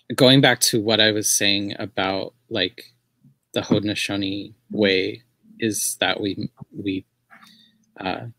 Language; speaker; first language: English; native; English